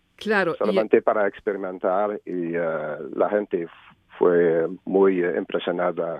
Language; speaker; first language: Spanish; non-native, learner; French